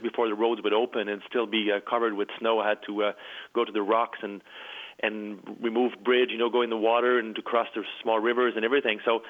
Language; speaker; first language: English; native; English